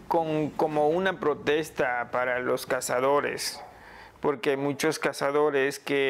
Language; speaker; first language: Spanish; non-native, local second language; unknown